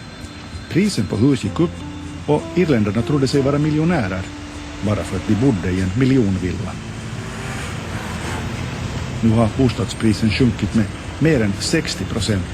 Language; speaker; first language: Swedish; native; Swedish